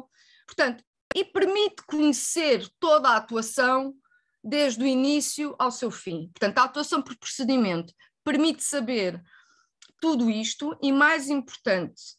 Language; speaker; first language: Portuguese; native; Portuguese